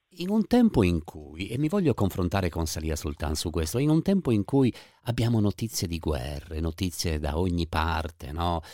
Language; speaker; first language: Italian; native; Italian